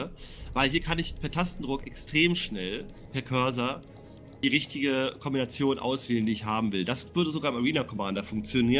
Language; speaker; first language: German; native; German